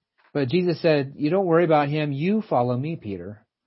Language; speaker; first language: English; native; English